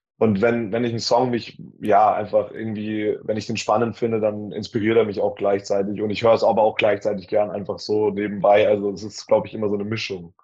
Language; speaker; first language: German; native; German